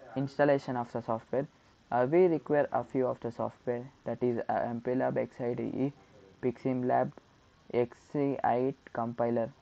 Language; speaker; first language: English; non-native, local second language; Kannada